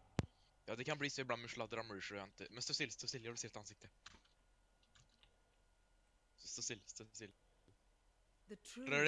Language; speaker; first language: Swedish; native; Swedish